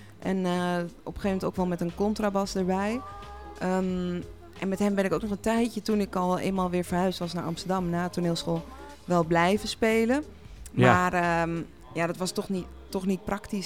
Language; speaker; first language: Dutch; native; Dutch